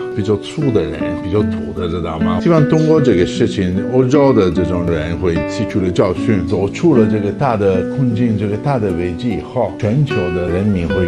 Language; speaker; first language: Chinese; non-native, fluent; Italian